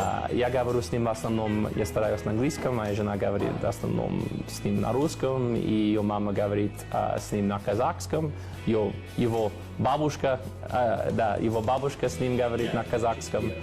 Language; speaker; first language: Russian; non-native, fluent; English